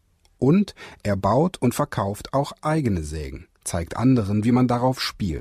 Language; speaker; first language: German; native; German